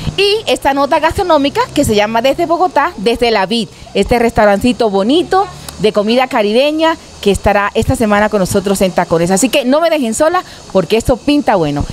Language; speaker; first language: Spanish; native; Spanish